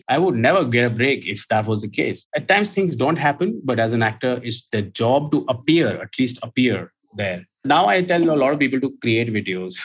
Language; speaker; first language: English; non-native, local second language; Hindi